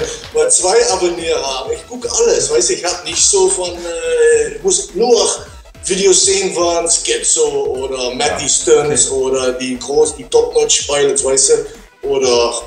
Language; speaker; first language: German; non-native, learner; Dutch